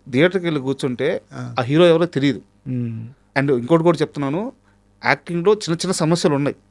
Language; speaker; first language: Telugu; native; Telugu